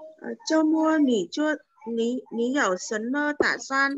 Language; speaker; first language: Chinese; non-native, learner; Vietnamese